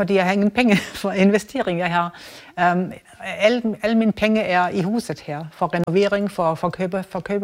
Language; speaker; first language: Danish; non-native, learner; German